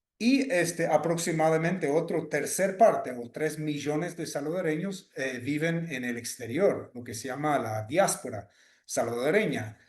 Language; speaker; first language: Spanish; non-native, fluent; English